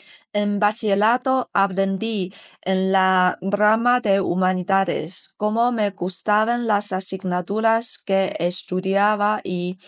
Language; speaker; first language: Spanish; non-native, fluent; Chinese